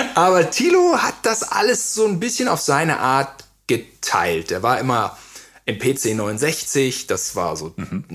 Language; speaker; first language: German; native; German